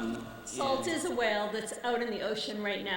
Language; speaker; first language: English; native; English